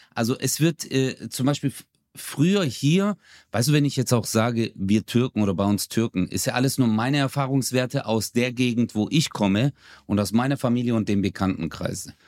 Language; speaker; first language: German; early bilingual, other home language; Turkish